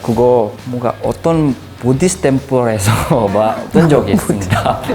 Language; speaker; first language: Korean; non-native, fluent; Filipino